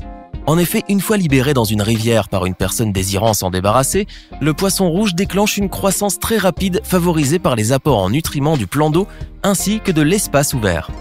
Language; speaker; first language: French; native; French